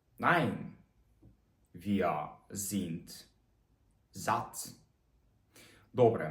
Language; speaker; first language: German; non-native, fluent; Ukrainian